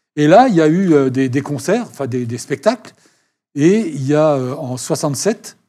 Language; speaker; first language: French; native; French